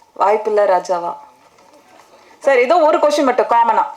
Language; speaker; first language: Tamil; native; Tamil